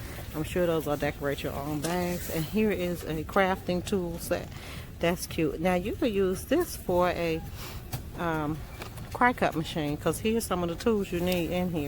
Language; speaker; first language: English; native; English